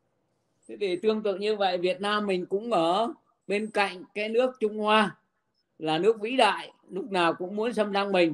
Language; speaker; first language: Vietnamese; native; Vietnamese